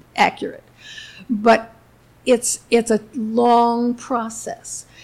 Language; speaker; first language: English; native; English